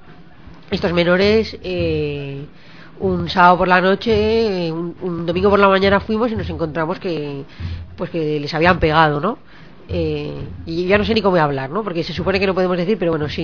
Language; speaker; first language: Spanish; native; Spanish